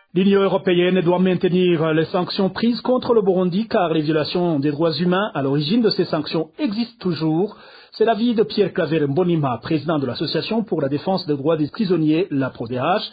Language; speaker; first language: French; non-native, local second language; Rundi